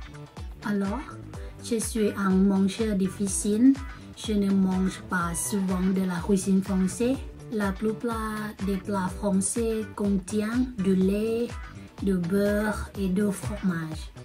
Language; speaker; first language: French; non-native, learner; Thai